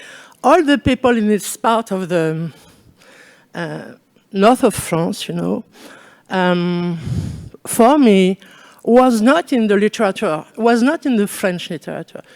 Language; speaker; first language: English; non-native, learner; French